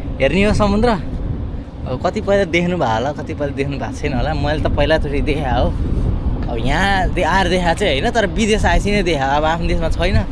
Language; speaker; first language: Nepali; native; Nepali